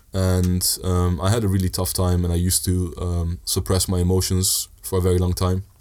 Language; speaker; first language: English; early bilingual, heritage; Dutch